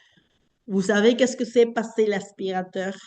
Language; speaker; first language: French; non-native, fluent; Spanish